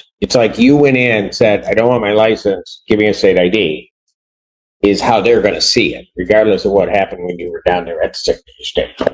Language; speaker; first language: English; native; English